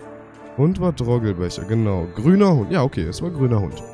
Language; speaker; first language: German; native; German